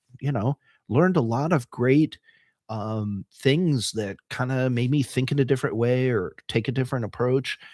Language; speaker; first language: English; native; English